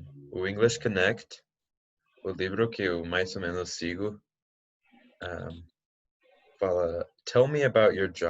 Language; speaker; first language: Portuguese; non-native, fluent; English